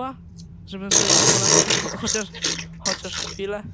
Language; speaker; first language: Polish; native; Polish